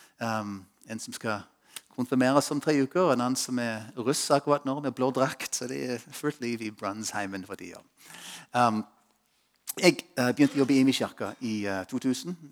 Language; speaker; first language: Norwegian; non-native, fluent; English